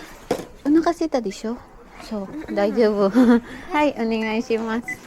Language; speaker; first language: Japanese; non-native, learner; Filipino